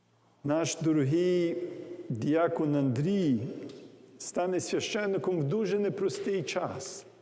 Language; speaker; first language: Ukrainian; early bilingual, heritage; English